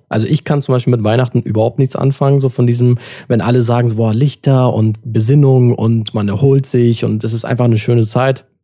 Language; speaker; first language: German; early bilingual, other home language; Turkish